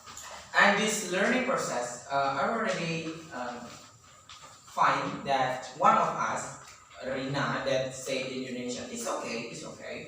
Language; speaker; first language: English; non-native, learner; Indonesian